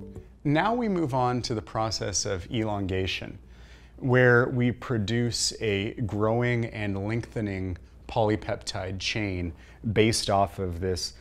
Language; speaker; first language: English; native; English